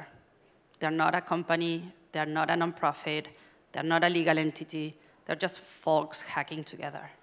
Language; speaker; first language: English; non-native, fluent; Spanish